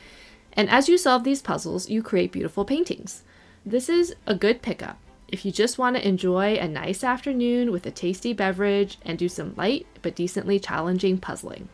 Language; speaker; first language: English; native; English